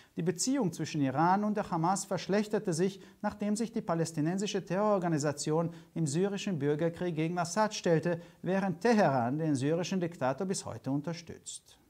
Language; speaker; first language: German; non-native, fluent; Hungarian